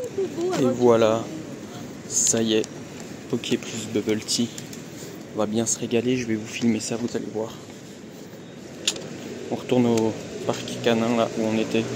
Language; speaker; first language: French; native; French